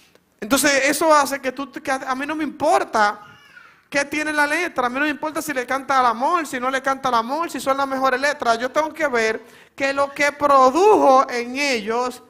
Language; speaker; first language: Spanish; native; Spanish